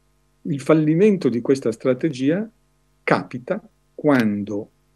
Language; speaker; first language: Italian; native; Italian